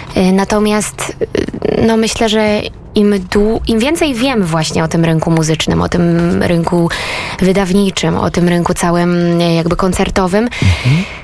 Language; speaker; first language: Polish; native; Polish